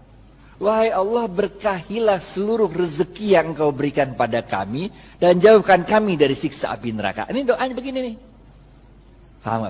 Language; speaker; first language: Indonesian; native; Indonesian